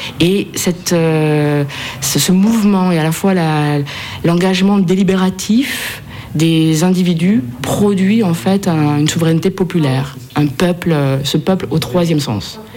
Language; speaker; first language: French; native; French